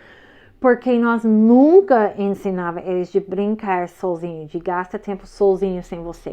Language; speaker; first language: Portuguese; non-native, fluent; English